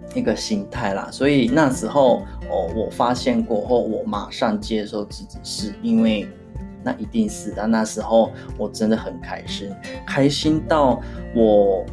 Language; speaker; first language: Chinese; non-native, fluent; Japanese